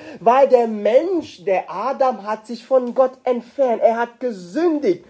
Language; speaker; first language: German; non-native, fluent; French